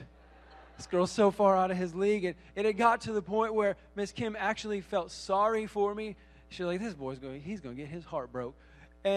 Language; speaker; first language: English; native; English